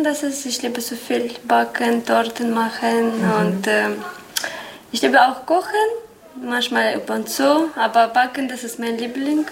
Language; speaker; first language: German; non-native, learner; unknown